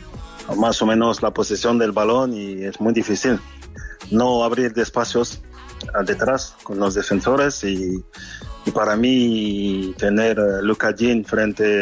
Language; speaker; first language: Spanish; non-native, fluent; French